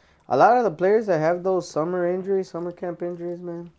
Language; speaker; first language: English; early bilingual, other home language; Spanish